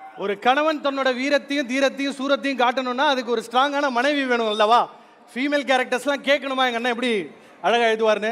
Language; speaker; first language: Tamil; native; Tamil